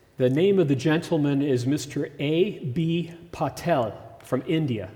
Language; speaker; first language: English; early bilingual, other home language; German